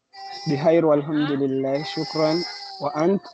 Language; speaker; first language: Arabic; non-native, learner; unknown